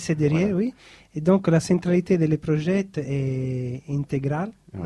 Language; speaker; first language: French; non-native, learner; Italian